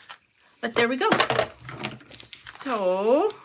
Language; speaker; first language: English; native; English